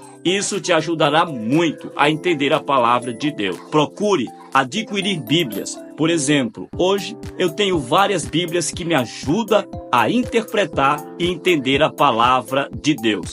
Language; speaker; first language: Portuguese; native; Portuguese